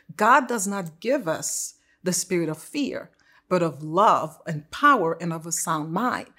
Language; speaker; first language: English; non-native, fluent; Haitian Creole